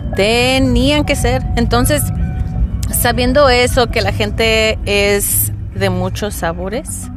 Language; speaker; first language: Spanish; early bilingual, heritage; Spanish